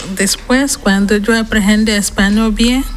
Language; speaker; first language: Spanish; non-native, learner; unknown